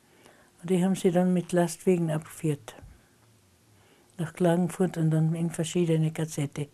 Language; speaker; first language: German; non-native, local second language; Slovenian